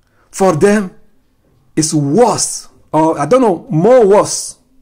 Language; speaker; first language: English; non-native, fluent; Ewe